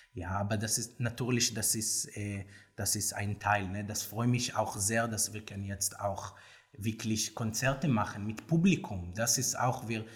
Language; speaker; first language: German; non-native, learner; Hebrew